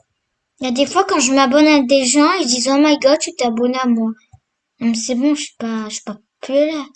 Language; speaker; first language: French; native; French